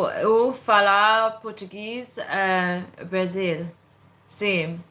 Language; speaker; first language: Portuguese; non-native, learner; English